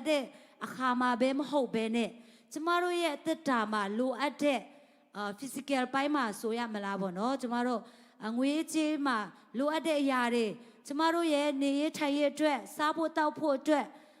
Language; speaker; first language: Burmese; non-native, local second language; Tedim Chin